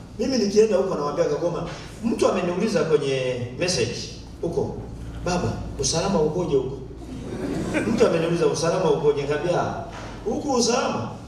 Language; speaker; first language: Swahili; native; Swahili